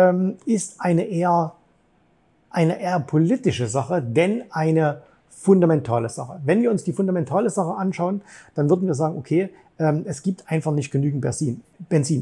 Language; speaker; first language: German; native; German